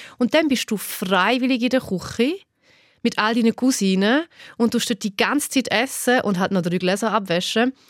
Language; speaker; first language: German; early bilingual, other home language; Albanian